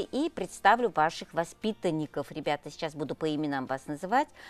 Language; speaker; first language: Russian; native; Russian